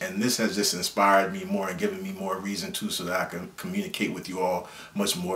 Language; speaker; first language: English; native; English